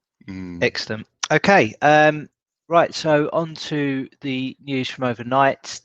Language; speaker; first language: English; native; English